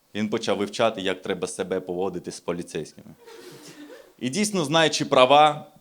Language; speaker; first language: Ukrainian; non-native, local second language; Russian